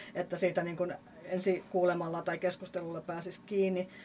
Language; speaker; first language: Finnish; native; Finnish